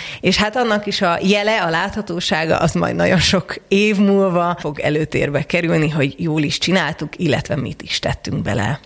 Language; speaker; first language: Hungarian; native; Hungarian